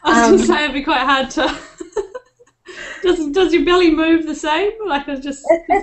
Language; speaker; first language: English; native; English